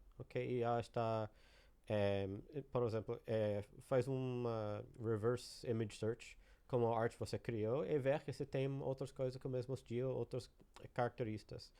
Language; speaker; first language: Portuguese; non-native, learner; English